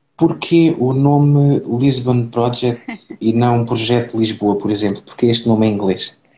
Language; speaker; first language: Portuguese; native; Portuguese